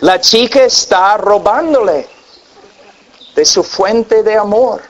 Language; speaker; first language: Spanish; non-native, fluent; English